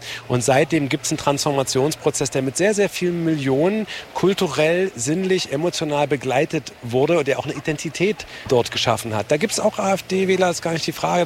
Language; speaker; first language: German; native; German